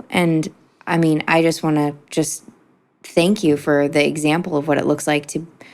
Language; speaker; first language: English; native; English